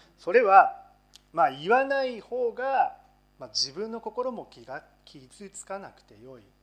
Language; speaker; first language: Japanese; native; Japanese